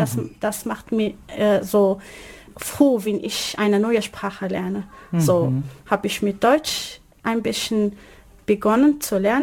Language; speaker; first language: German; non-native, learner; Arabic